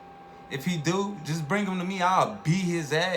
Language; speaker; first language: English; native; English